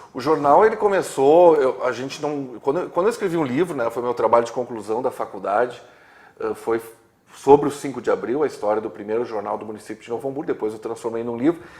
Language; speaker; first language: Portuguese; native; Portuguese